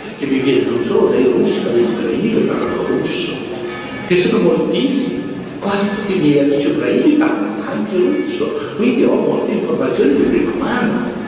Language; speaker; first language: Italian; native; Italian